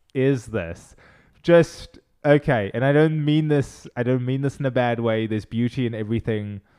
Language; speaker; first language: English; non-native, local second language; Afrikaans